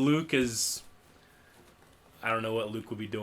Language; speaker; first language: English; native; English